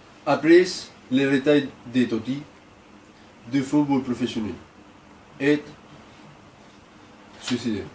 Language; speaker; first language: French; non-native, learner; Spanish